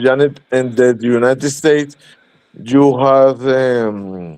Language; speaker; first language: English; non-native, learner; Spanish